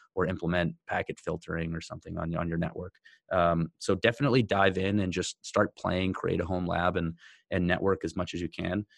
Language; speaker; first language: English; native; English